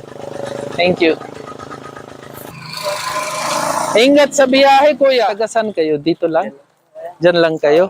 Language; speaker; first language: Filipino; non-native, learner; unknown